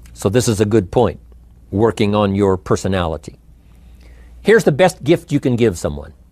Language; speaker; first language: English; native; English